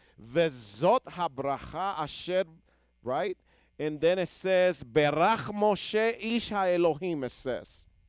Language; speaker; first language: English; non-native, fluent; Hebrew